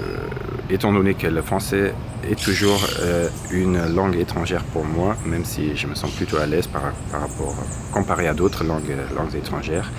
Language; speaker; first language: French; non-native, fluent; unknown